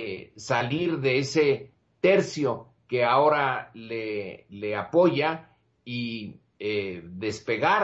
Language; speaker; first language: Spanish; native; Spanish